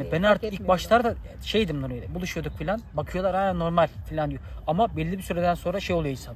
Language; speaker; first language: Turkish; native; Turkish